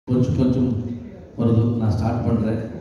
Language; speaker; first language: Tamil; non-native, learner; Kannada